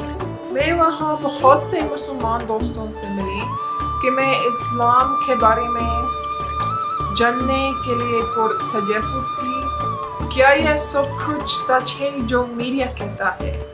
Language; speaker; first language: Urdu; non-native, learner; English